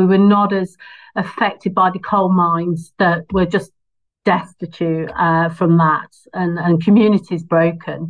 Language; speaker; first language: English; native; English